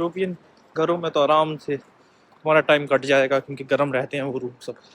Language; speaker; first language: Hindi; native; Hindi